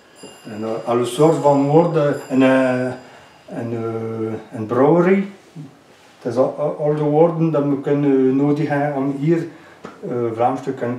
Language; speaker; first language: Dutch; non-native, local second language; French